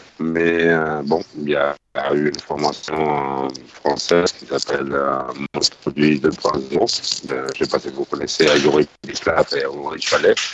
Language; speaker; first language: French; non-native, fluent; Spanish